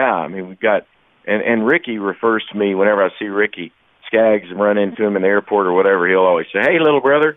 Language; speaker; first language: English; native; English